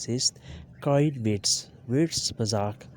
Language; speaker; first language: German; non-native, learner; Urdu